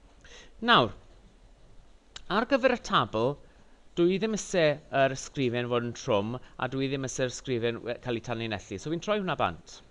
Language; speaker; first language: Welsh; non-native, local second language; English